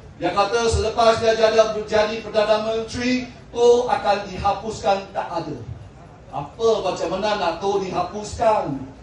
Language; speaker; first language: Malay; non-native, local second language; Chinese